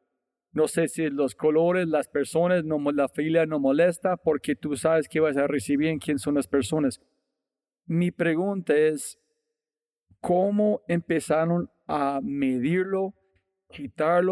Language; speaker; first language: Spanish; non-native, fluent; English